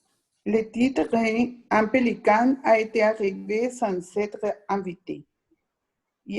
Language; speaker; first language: French; non-native, learner; Spanish